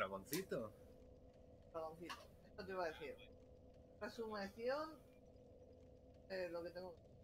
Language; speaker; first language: Spanish; native; Spanish